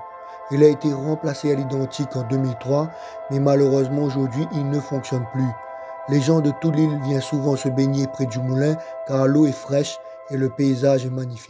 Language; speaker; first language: French; non-native, local second language; Réunion Creole French